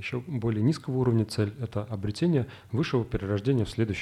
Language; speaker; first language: Russian; native; Russian